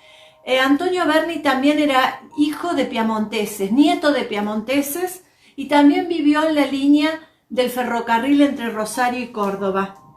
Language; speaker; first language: Spanish; native; Spanish